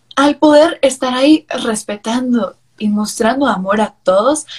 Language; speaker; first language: Spanish; early bilingual, heritage; Spanish